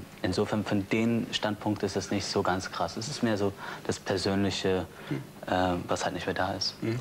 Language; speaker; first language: German; non-native, fluent; English